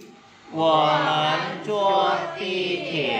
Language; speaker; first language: Chinese; non-native, learner; Vietnamese